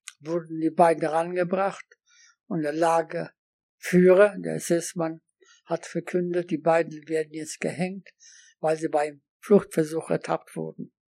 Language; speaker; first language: German; non-native, fluent; Polish